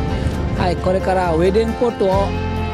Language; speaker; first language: Japanese; non-native, learner; Indonesian